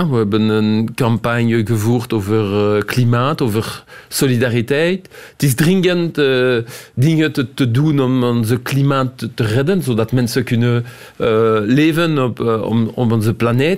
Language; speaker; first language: Dutch; non-native, local second language; French